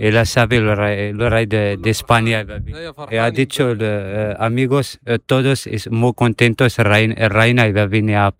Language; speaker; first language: Spanish; non-native, learner; Arabic